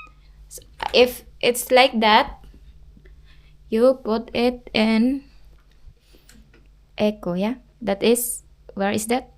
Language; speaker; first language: English; non-native, local second language; Cebuano